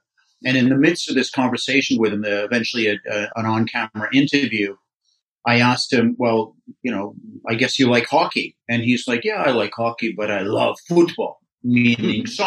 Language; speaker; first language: English; native; English